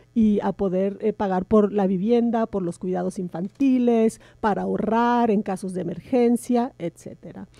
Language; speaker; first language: Spanish; native; Spanish